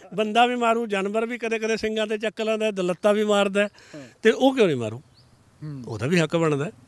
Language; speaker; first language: Punjabi; native; Punjabi